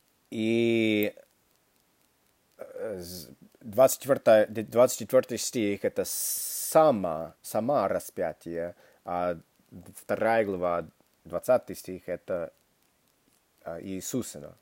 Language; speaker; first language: Russian; non-native, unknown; English